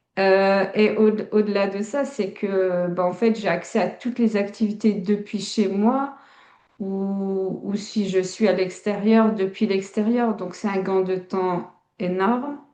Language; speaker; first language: French; early bilingual, other home language; Tachelhit